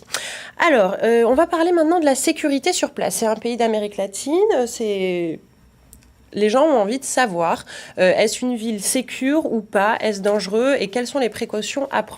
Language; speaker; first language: French; native; French